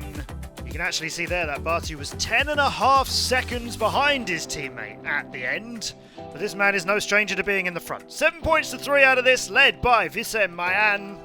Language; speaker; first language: English; native; English